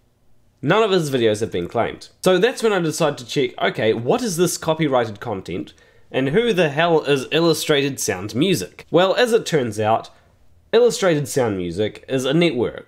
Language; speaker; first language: English; native; English